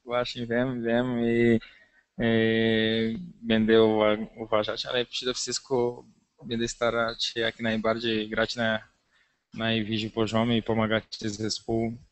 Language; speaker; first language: Polish; non-native, learner; Portuguese